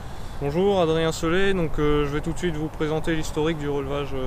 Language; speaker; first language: French; native; French